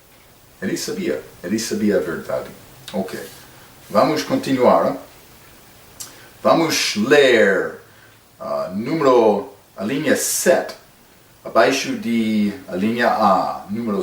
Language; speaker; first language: Portuguese; non-native, fluent; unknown